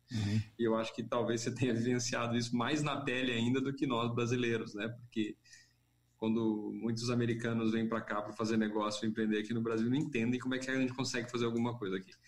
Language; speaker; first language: Portuguese; native; Portuguese